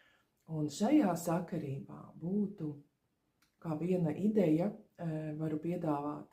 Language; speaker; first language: Latvian; native; Latvian